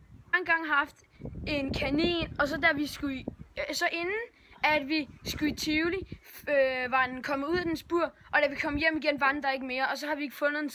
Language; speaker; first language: Danish; native; Danish